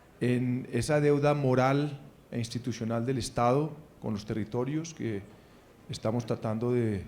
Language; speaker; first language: Spanish; native; Spanish